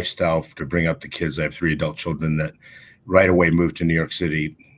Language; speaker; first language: English; native; English